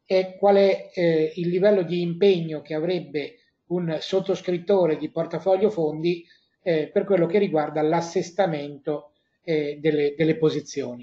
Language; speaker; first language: Italian; native; Italian